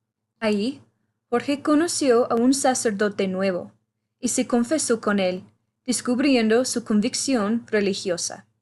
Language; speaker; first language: Spanish; non-native, fluent; English